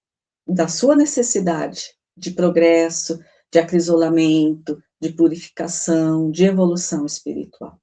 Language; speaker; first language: Portuguese; native; Portuguese